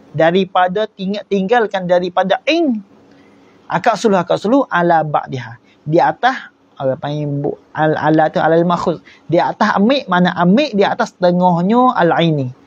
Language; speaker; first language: Malay; native; Malay